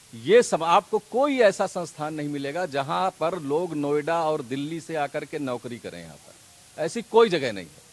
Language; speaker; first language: Hindi; native; Hindi